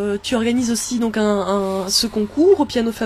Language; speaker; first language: French; native; French